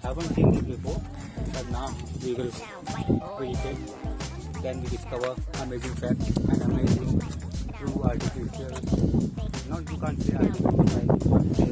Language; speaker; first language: English; non-native, learner; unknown